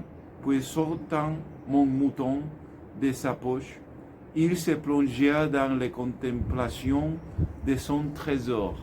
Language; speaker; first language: French; non-native, learner; Spanish